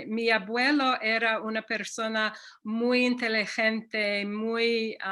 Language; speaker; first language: Spanish; non-native, fluent; English